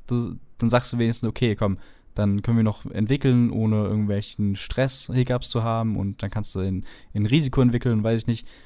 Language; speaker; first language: German; native; German